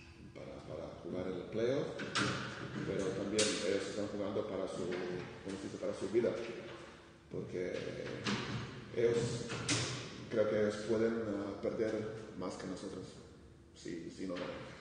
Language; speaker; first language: Spanish; non-native, fluent; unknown